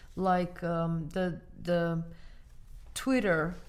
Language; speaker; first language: English; non-native, fluent; Armenian